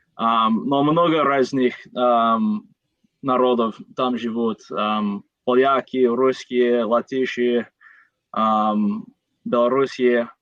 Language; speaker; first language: Russian; non-native, learner; English